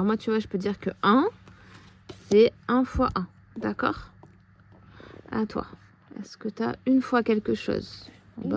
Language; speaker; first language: French; native; French